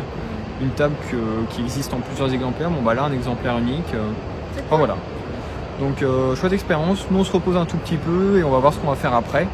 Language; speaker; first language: French; native; French